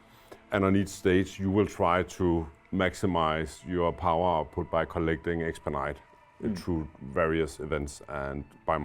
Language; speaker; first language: English; non-native, fluent; Danish